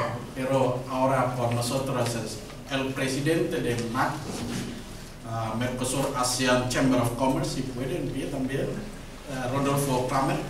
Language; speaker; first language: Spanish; non-native, learner; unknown